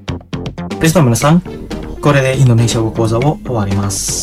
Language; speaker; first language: Japanese; non-native, fluent; Indonesian